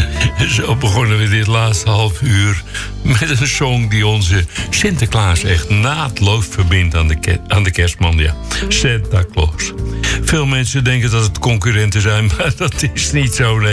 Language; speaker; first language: Dutch; native; Dutch